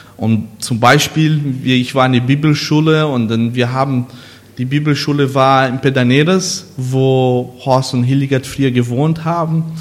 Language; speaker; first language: German; non-native, learner; Portuguese